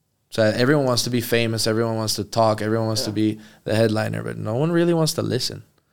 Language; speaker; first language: English; early bilingual, other home language; Spanish